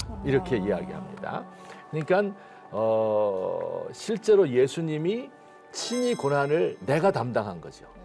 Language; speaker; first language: Korean; native; Korean